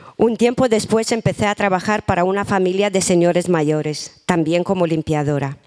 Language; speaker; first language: Spanish; non-native, fluent; Romanian